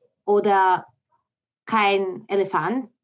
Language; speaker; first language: German; non-native, learner; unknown